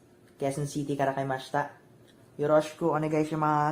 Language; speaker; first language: Japanese; non-native, learner; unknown